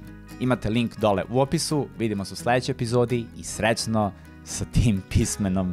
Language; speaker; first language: Serbian; native; Serbian